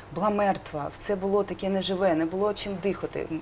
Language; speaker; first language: Ukrainian; native; Ukrainian